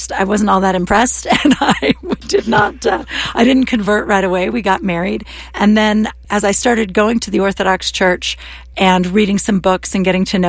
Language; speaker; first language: English; native; English